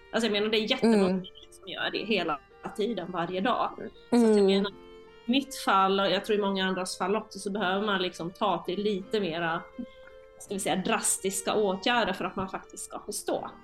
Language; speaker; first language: Swedish; native; Swedish